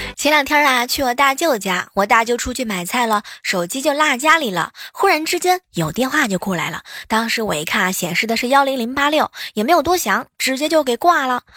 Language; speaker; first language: Chinese; native; Chinese